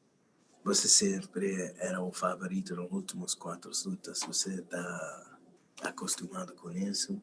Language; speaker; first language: Portuguese; non-native, learner; English